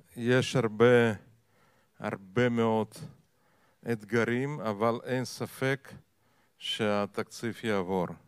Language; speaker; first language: Hebrew; non-native, fluent; Russian